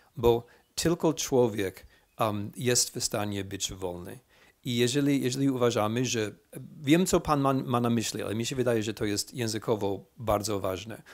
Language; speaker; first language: Polish; non-native, fluent; English